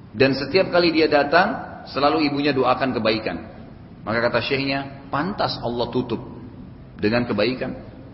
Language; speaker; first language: Indonesian; native; Indonesian